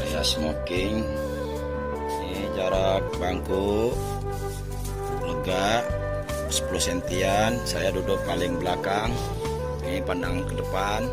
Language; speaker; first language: Indonesian; native; Indonesian